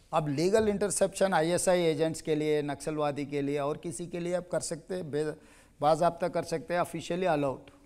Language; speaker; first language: Hindi; non-native, local second language; Telugu